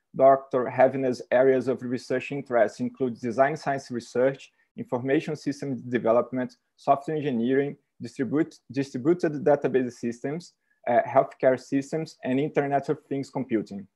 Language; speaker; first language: English; non-native, fluent; Portuguese